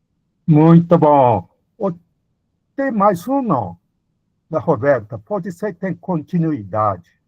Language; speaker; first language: Portuguese; non-native, fluent; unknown